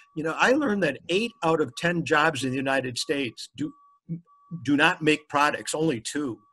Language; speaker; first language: English; native; English